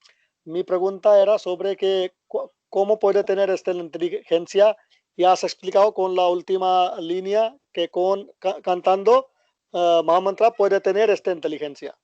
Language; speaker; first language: Spanish; non-native, learner; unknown